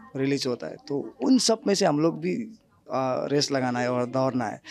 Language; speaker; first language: Hindi; non-native, local second language; Nepali